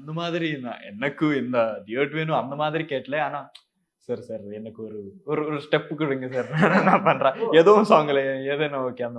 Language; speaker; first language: Tamil; non-native, learner; Telugu